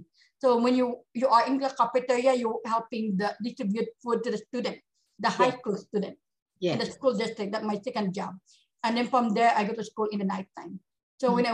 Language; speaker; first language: English; non-native, local second language; Hiligaynon